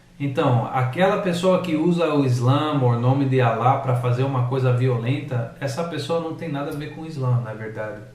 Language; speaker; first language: Portuguese; early bilingual, heritage; English